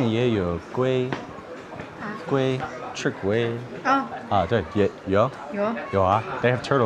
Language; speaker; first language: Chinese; non-native, learner; English